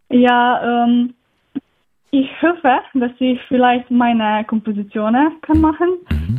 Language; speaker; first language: German; non-native, learner; Slovenian